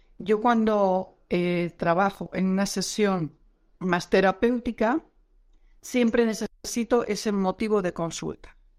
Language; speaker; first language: Spanish; non-native, fluent; Dutch